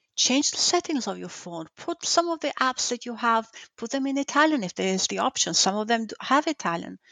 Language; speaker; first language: English; non-native, fluent; Italian